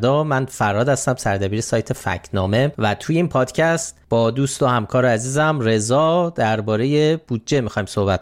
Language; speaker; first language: Persian; native; Persian